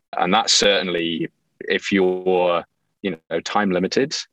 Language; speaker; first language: English; native; English